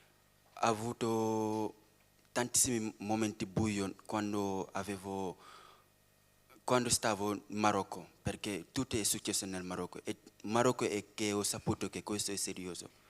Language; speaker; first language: Italian; non-native, learner; Wolof